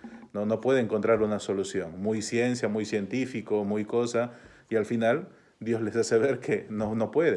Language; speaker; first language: Spanish; native; Spanish